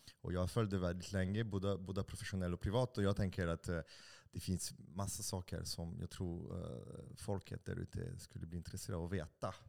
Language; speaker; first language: Swedish; non-native, fluent; French